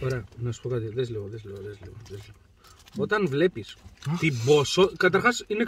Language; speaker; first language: Greek; native; Greek